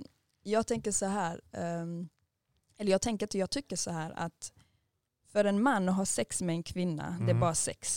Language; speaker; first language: Swedish; early bilingual, other home language; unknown